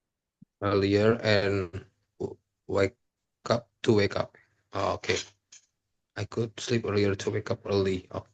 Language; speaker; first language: English; non-native, learner; Indonesian